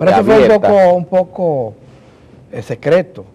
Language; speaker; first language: Spanish; native; Spanish